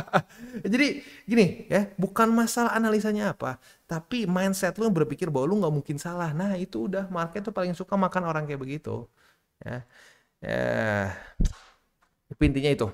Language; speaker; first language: Indonesian; native; Indonesian